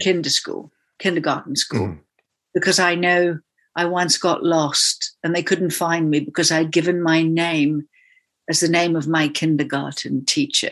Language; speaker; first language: English; native; English